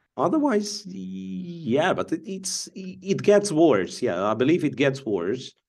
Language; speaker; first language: English; non-native, fluent; Russian